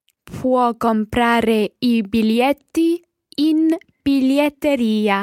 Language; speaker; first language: Italian; non-native, fluent; English